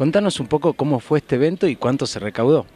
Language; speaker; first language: Spanish; native; Spanish